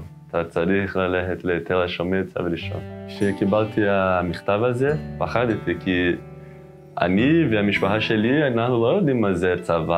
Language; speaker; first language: Hebrew; non-native, learner; Portuguese